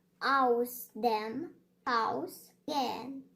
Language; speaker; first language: German; non-native, learner; Ukrainian